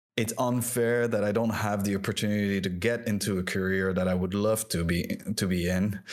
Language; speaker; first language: English; non-native, fluent; French